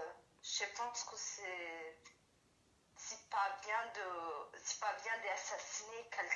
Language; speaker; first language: French; non-native, learner; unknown